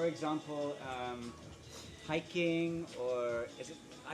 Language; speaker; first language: English; native; English